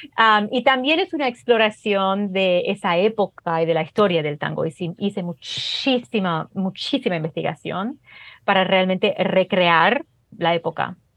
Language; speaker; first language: Spanish; early bilingual, heritage; Spanish